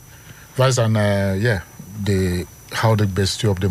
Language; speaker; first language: Dutch; non-native, learner; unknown